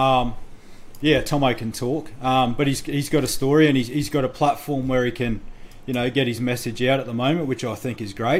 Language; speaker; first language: English; native; English